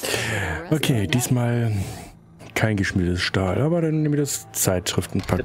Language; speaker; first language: German; native; German